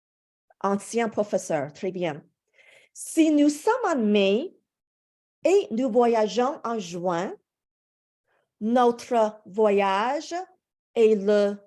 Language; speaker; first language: French; non-native, fluent; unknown